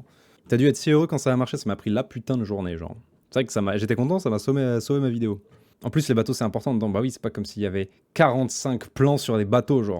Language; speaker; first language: French; native; French